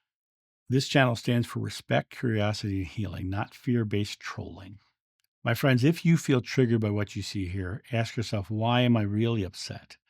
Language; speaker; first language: English; native; English